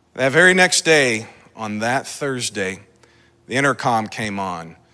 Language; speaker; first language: English; native; English